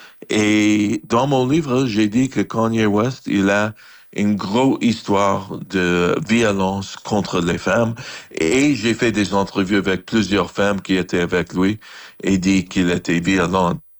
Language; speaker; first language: French; non-native, fluent; English